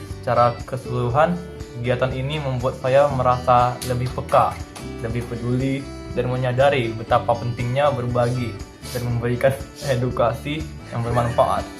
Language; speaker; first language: Indonesian; native; Indonesian